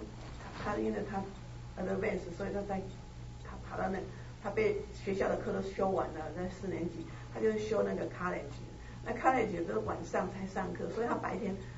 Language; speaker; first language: Chinese; native; Chinese